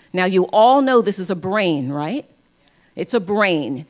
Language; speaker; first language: English; native; English